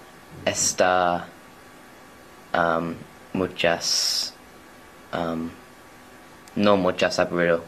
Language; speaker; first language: Spanish; non-native, learner; English